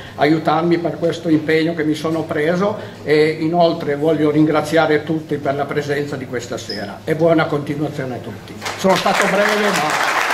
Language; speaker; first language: Italian; native; Italian